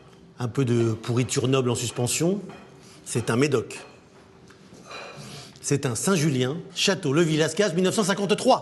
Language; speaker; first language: French; native; French